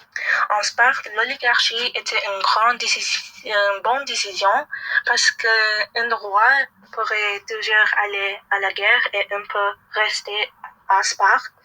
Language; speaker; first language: French; non-native, learner; English